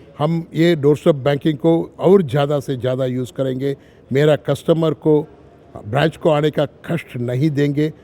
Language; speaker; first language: Hindi; non-native, local second language; Tamil